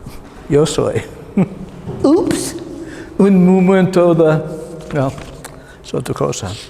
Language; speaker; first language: Spanish; non-native, learner; English